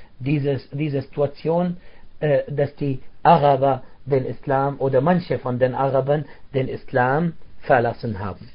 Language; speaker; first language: German; non-native, fluent; Arabic